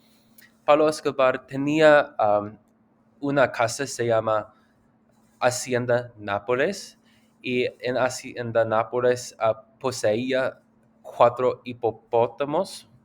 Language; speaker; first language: Spanish; non-native, learner; English